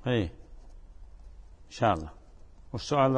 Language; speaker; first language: Arabic; native; Arabic